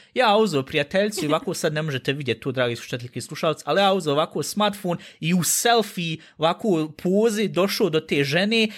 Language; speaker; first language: Bosnian; early bilingual, heritage; Bosnian